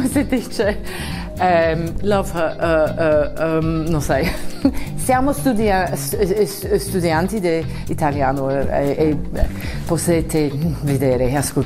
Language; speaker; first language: Italian; non-native, learner; English